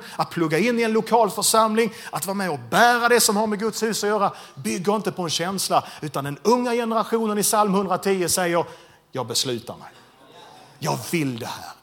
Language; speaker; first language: Swedish; native; Swedish